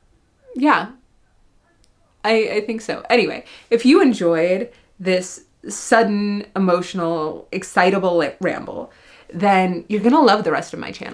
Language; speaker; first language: English; native; English